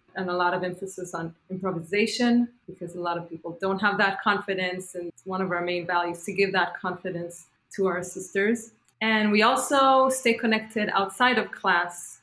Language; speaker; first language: English; non-native, fluent; Hebrew